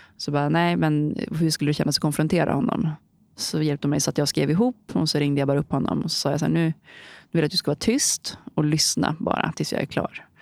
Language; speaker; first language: Swedish; native; Swedish